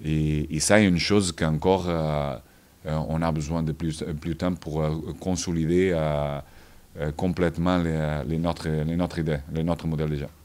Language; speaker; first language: French; non-native, fluent; Portuguese